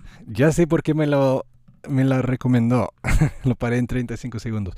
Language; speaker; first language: Spanish; non-native, fluent; English